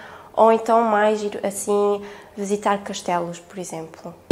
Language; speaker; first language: Portuguese; non-native, local second language; Luxembourgish